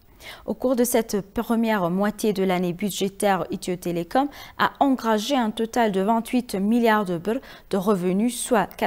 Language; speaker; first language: French; non-native, fluent; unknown